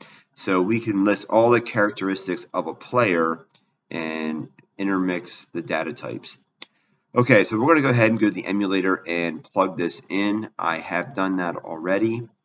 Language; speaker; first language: English; native; English